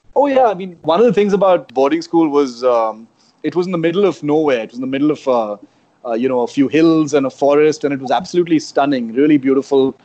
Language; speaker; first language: English; non-native, local second language; Konkani